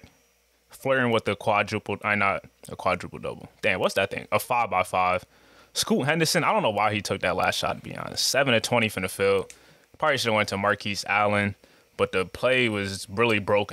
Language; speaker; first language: English; native; English